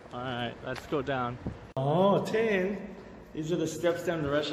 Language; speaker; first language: English; native; English